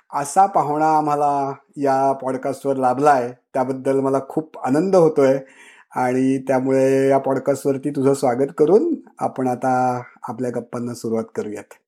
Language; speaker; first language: Marathi; native; Marathi